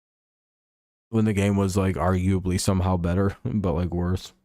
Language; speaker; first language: English; native; English